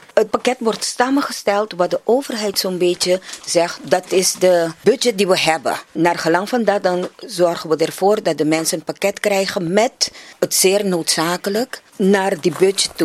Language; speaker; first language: Dutch; non-native, local second language; Papiamento